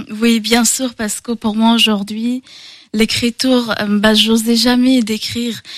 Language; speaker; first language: French; non-native, fluent; Persian